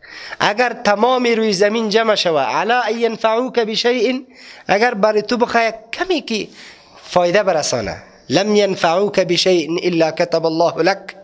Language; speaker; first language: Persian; native; Persian